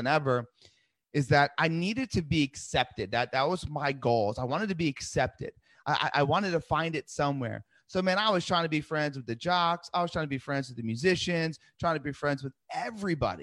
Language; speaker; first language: English; native; English